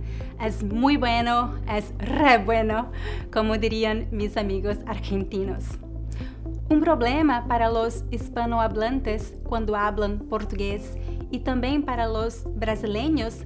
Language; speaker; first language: Spanish; non-native, learner; Portuguese